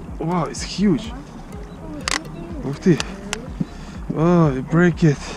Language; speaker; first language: English; non-native, learner; Ukrainian